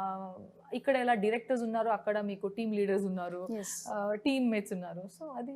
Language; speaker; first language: Telugu; non-native, local second language; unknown